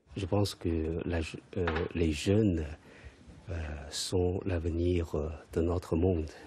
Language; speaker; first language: French; non-native, fluent; Chinese